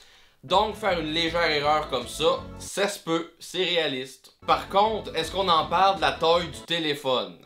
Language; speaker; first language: French; native; French